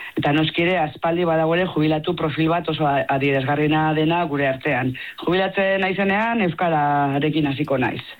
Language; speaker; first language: Basque; non-native, local second language; Spanish